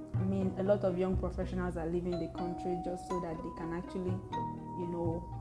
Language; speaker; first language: English; non-native, local second language; Igbo